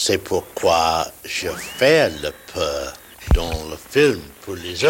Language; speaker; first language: French; non-native, learner; English